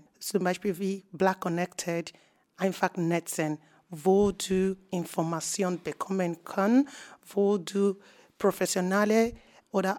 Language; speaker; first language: German; non-native, learner; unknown